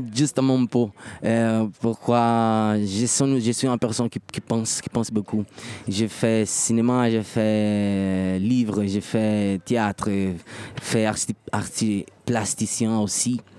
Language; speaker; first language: French; non-native, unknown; Portuguese